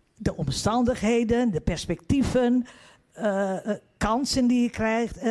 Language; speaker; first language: Dutch; early bilingual, other home language; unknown